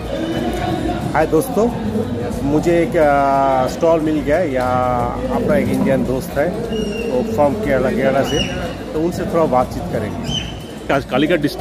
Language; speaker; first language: Hindi; non-native, local second language; Bangla